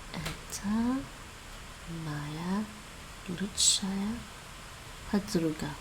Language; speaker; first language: Russian; non-native, learner; Dutch